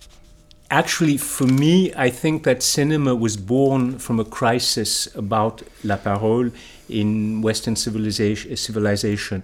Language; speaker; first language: English; native; English